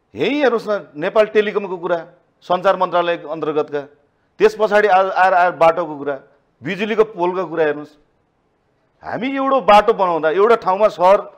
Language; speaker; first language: Nepali; native; Nepali